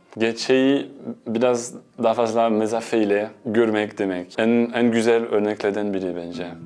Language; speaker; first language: Turkish; non-native, fluent; French